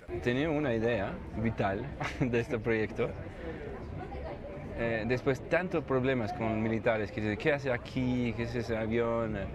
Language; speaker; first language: Spanish; non-native, fluent; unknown